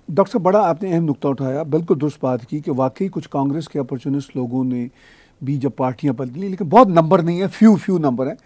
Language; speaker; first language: Urdu; native; Urdu